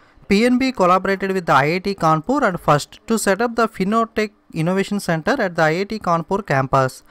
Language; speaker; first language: English; non-native, local second language; Telugu